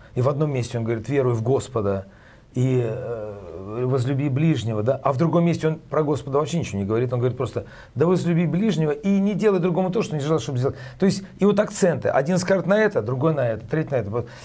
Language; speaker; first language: Russian; native; Russian